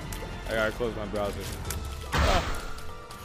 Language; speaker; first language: English; native; English